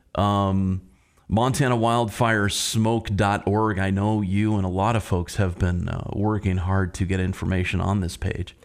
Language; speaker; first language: English; native; English